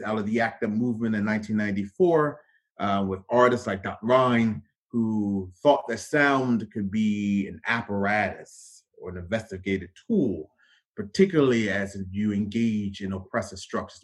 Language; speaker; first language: English; native; English